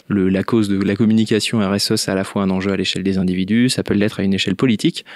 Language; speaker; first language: French; native; French